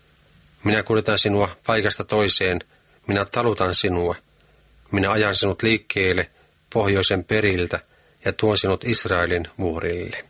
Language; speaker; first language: Finnish; native; Finnish